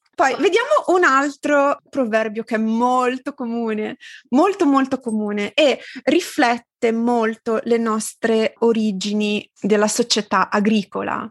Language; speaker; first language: Italian; native; Italian